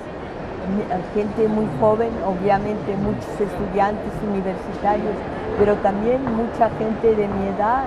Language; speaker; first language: Spanish; early bilingual, other home language; French